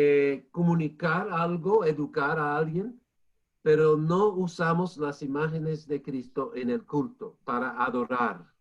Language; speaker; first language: Spanish; non-native, fluent; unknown